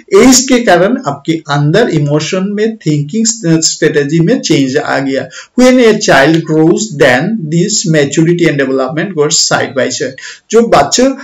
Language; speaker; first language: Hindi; non-native, local second language; Bangla